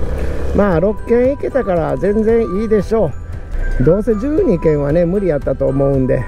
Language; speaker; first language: Japanese; native; Japanese